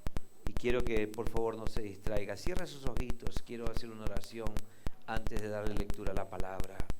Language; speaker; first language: Spanish; native; Spanish